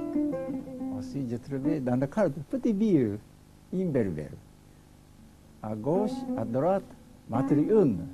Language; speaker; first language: French; non-native, learner; Japanese